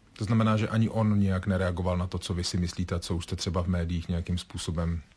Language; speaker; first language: Czech; native; Czech